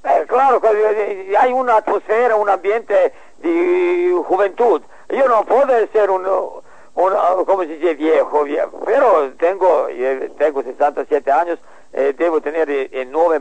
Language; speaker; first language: Spanish; non-native, learner; Serbian